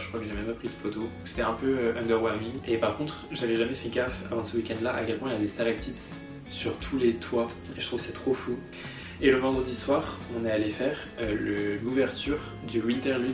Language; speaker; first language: French; native; French